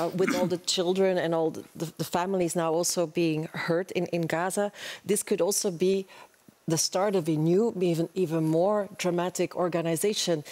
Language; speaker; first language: English; non-native, fluent; Dutch